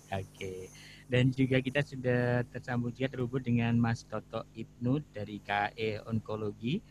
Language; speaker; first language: Indonesian; native; Indonesian